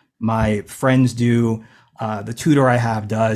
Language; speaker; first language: English; native; English